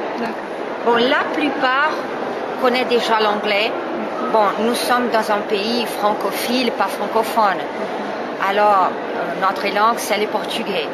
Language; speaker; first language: French; non-native, fluent; Portuguese